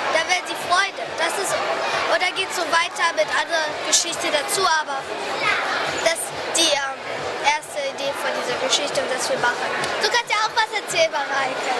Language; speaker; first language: German; early bilingual, heritage; German